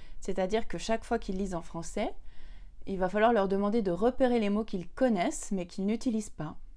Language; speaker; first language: French; native; French